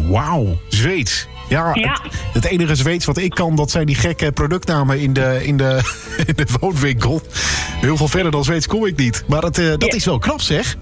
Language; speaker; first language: Dutch; native; Dutch